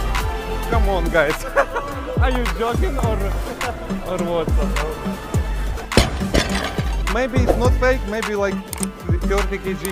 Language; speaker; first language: English; non-native, learner; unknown